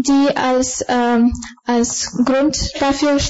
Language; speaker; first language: German; non-native, fluent; Bulgarian